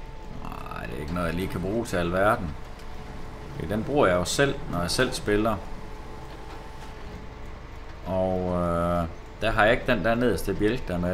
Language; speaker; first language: Danish; native; Danish